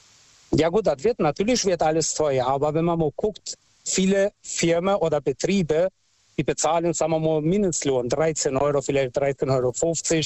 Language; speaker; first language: German; non-native, local second language; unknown